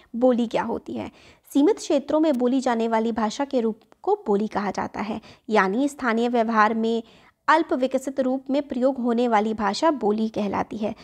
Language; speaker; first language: Hindi; native; Hindi